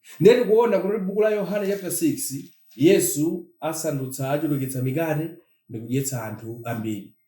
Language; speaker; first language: Nyanja; non-native, local second language; Tumbuka